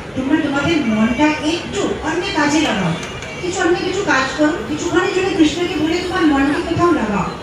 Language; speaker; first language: Bangla; non-native, fluent; Hindi